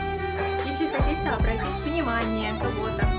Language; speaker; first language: Russian; non-native, local second language; Kazakh